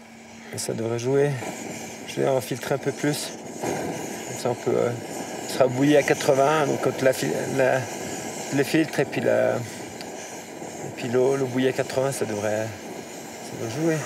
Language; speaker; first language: French; native; French